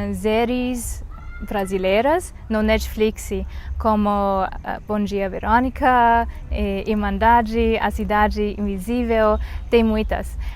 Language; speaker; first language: Portuguese; non-native, learner; Chinese